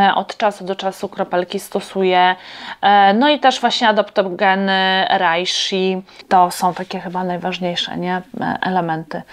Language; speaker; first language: Polish; non-native, fluent; Latvian